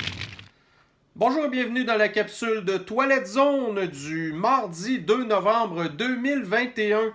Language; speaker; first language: French; native; French